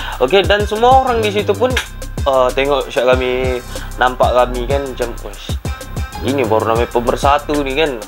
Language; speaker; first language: Malay; native; Malay